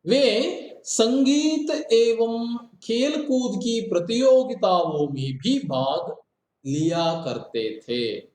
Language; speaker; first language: Hindi; non-native, local second language; Kannada